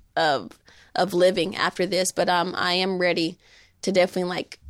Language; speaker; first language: English; native; English